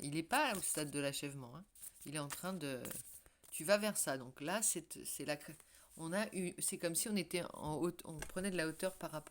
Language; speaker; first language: French; native; French